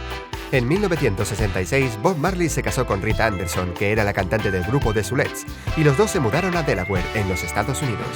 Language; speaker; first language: Spanish; native; Spanish